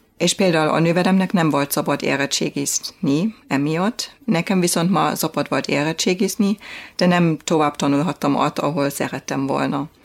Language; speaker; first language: Hungarian; non-native, fluent; German